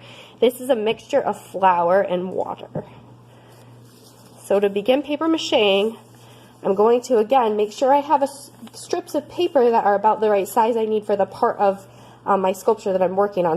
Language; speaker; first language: English; native; English